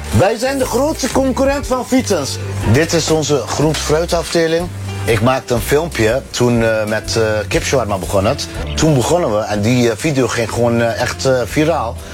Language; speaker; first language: Dutch; early bilingual, other home language; Turkish